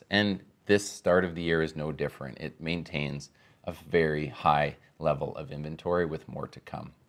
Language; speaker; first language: English; native; English